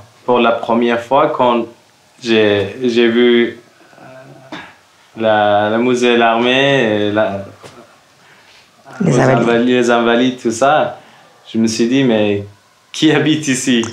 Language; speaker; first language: French; non-native, fluent; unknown